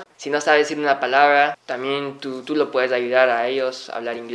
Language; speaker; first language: Spanish; early bilingual, heritage; Spanish